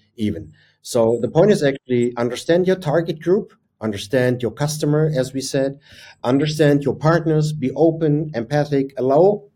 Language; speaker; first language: English; non-native, fluent; German